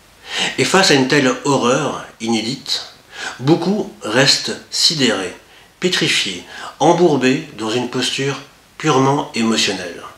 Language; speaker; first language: French; native; French